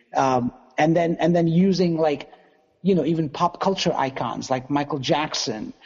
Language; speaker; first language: English; native; English